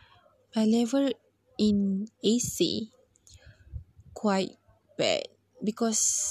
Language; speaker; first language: English; non-native, learner; Malay